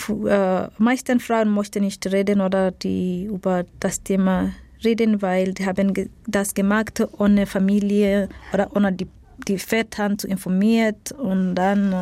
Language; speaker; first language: German; non-native, learner; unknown